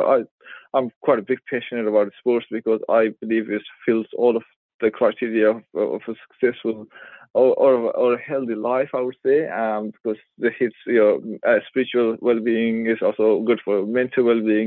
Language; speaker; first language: English; non-native, local second language; Persian